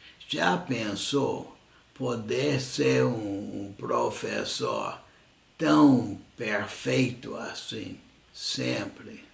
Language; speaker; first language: Portuguese; non-native, fluent; English